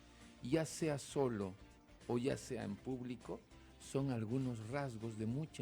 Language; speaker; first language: Spanish; native; Spanish